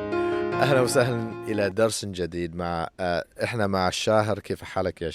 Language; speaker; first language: Arabic; non-native, fluent; English